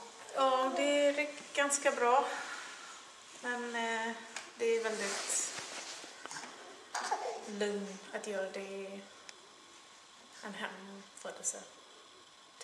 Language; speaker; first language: Swedish; non-native, fluent; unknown